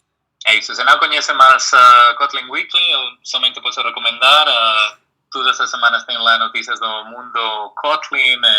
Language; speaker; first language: Portuguese; non-native, fluent; Spanish